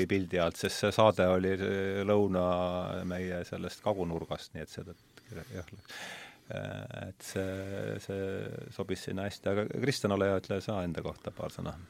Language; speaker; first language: Estonian; native; Estonian